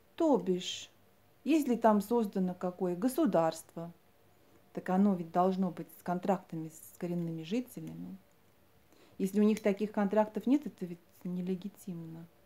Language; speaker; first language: Russian; non-native, local second language; Latvian